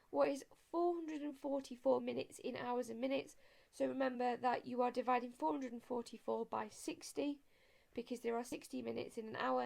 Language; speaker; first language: English; native; English